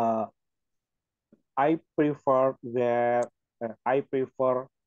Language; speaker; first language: English; non-native, learner; Indonesian